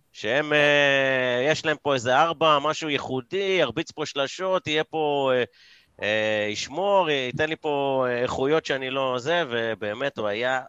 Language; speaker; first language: Hebrew; native; Hebrew